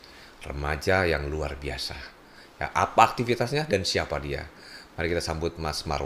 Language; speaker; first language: Indonesian; native; Indonesian